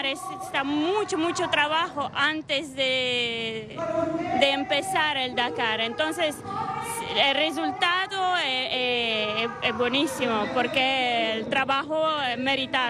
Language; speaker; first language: Spanish; non-native, learner; Italian